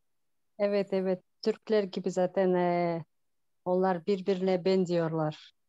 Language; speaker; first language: Turkish; non-native, learner; Kyrgyz